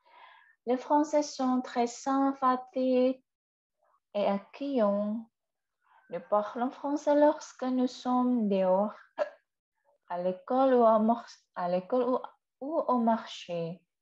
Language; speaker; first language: French; non-native, fluent; Indonesian